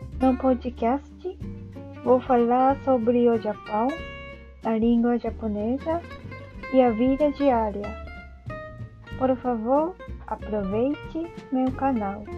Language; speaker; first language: Portuguese; non-native, learner; Japanese